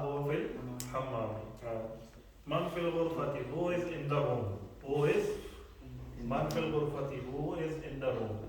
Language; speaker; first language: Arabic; non-native, fluent; Urdu